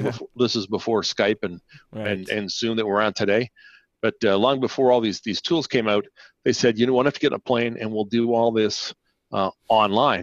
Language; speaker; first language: English; non-native, fluent; Spanish